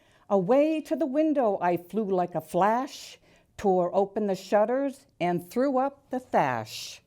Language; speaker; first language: English; native; English